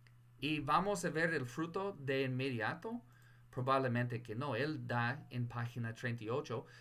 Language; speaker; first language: Spanish; non-native, fluent; English